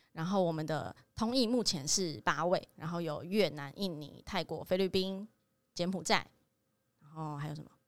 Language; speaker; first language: Chinese; native; Chinese